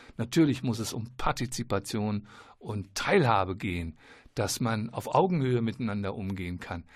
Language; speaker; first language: German; native; German